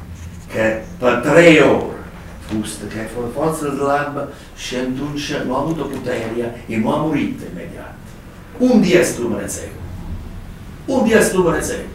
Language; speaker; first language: Romanian; non-native, learner; Italian